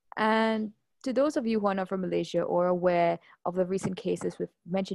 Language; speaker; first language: English; native; English